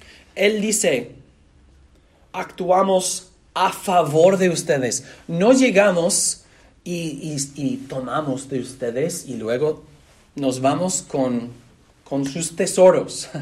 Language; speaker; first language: Spanish; non-native, fluent; English